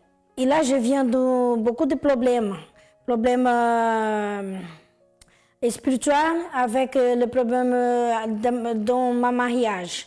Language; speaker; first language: French; non-native, learner; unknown